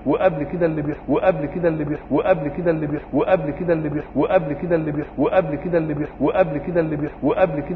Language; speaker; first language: Arabic; native; Arabic